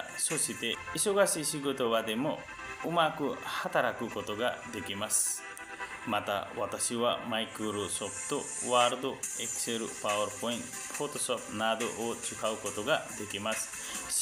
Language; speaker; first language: Japanese; non-native, learner; Nepali